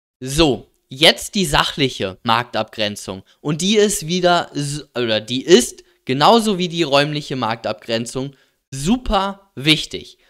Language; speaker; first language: German; native; German